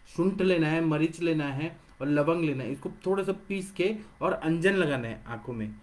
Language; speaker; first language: Hindi; non-native, local second language; Marathi